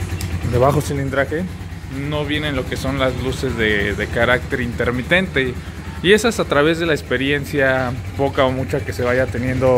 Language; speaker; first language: Spanish; native; Spanish